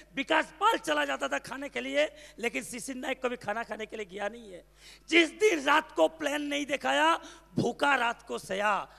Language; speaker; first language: Hindi; non-native, local second language; Bangla